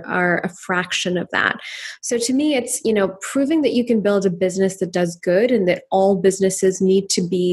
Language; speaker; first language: English; non-native, local second language; Urdu